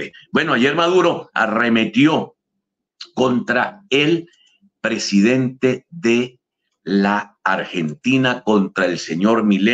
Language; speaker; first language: Spanish; native; Spanish